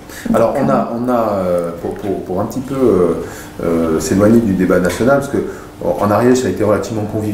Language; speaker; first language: French; native; French